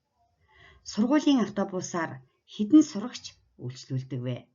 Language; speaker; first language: Mongolian; native; Mongolian